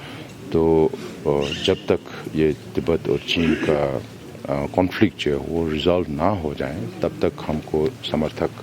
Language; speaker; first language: Hindi; non-native, local second language; Tibetan